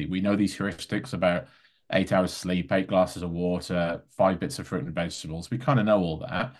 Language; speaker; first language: English; native; English